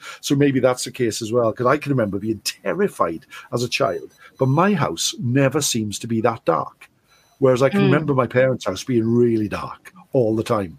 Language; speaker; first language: English; native; English